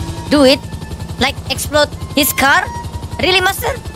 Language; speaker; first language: English; non-native, learner; Indonesian